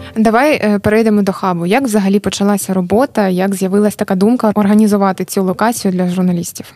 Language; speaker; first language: Ukrainian; native; Ukrainian